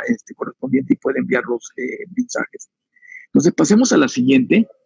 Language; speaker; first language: Spanish; native; Spanish